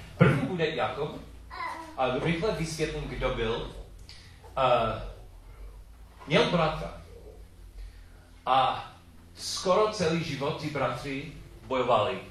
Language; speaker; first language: Czech; non-native, learner; English